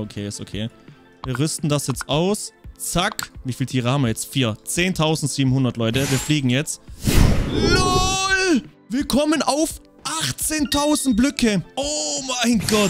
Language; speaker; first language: German; native; German